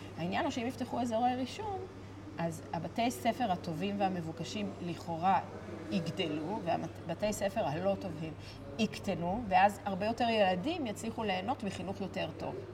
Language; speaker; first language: Hebrew; native; Hebrew